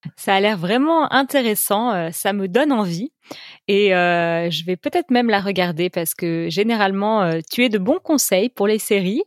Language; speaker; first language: French; native; French